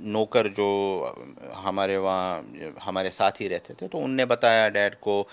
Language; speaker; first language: Hindi; native; Hindi